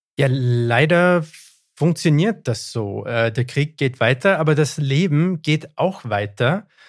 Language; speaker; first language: German; non-native, fluent; English